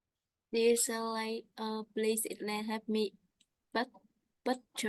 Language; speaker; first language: English; non-native, learner; Vietnamese